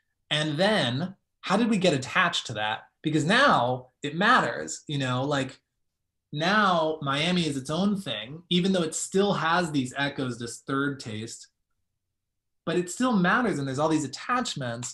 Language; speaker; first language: English; early bilingual, other home language; Spanish